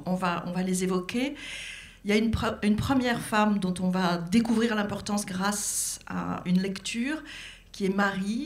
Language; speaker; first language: French; native; French